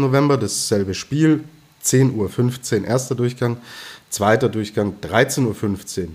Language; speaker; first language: German; native; German